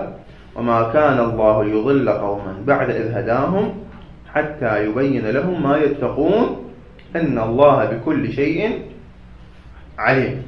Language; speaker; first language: Arabic; native; Arabic